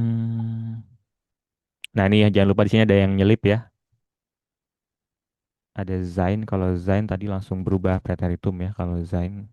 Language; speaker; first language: Indonesian; native; Indonesian